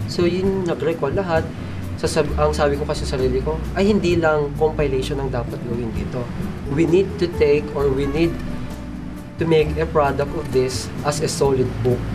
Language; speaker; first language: Filipino; non-native, local second language; Iloko